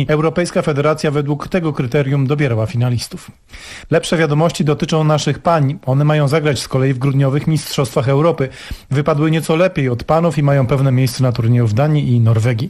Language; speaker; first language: Polish; native; Polish